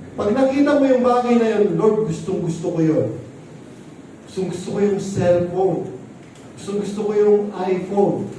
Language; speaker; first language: Filipino; non-native, local second language; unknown